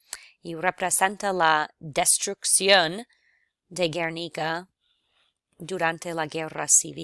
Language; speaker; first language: Spanish; non-native, fluent; English